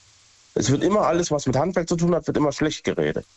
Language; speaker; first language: German; native; German